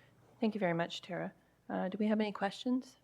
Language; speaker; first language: English; native; English